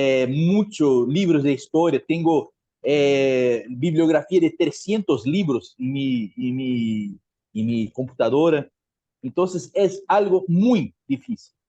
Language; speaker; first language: Spanish; non-native, fluent; Portuguese